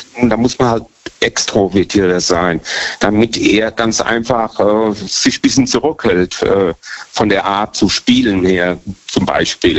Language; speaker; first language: German; native; German